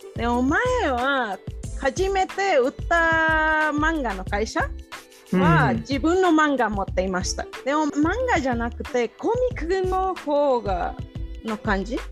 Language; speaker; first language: Japanese; non-native, fluent; Spanish